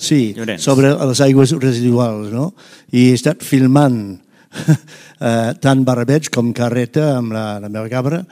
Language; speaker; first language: Catalan; non-native, fluent; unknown